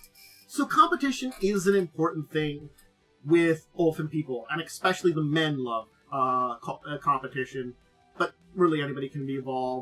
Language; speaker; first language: English; native; English